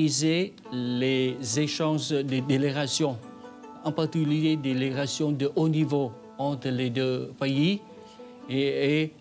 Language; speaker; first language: French; non-native, fluent; Vietnamese